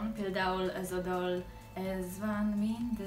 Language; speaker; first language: Hungarian; non-native, learner; Polish